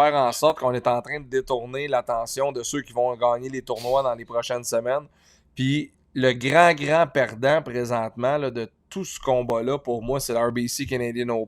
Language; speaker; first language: French; native; French